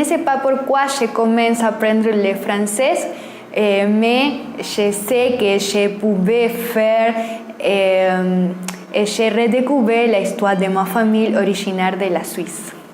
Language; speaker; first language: French; non-native, learner; Spanish